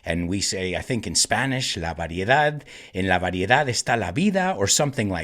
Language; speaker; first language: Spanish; non-native, fluent; English